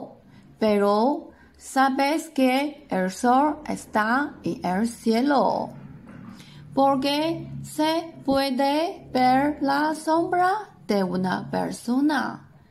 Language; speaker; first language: Spanish; non-native, fluent; Chinese